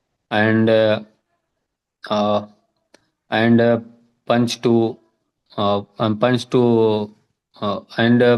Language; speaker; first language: English; non-native, learner; Hindi